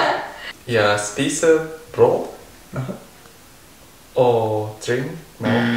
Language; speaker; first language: English; non-native, learner; Indonesian